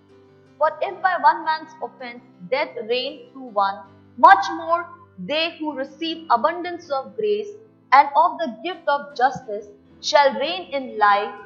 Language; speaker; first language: English; non-native, local second language; Tulu